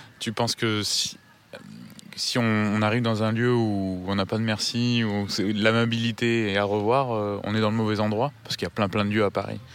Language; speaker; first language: French; native; French